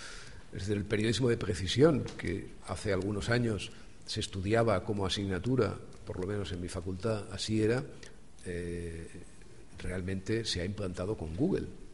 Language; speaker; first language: Spanish; native; Spanish